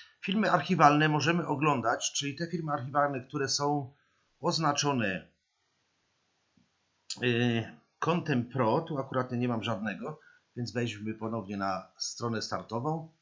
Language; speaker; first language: Polish; native; Polish